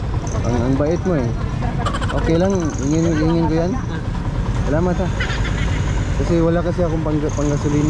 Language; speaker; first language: Filipino; non-native, local second language; Cebuano